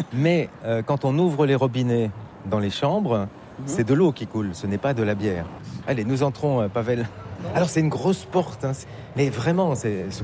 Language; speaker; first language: French; native; French